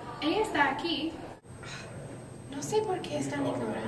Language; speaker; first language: Spanish; non-native, learner; English